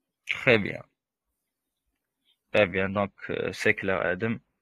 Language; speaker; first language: French; non-native, local second language; Arabic